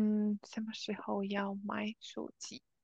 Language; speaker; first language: Chinese; non-native, learner; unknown